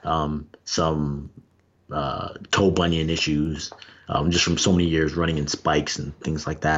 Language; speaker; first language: English; native; English